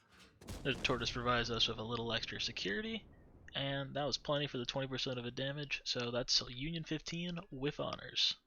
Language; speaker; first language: English; native; English